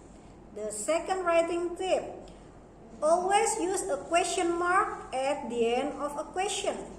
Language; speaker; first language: English; non-native, learner; Indonesian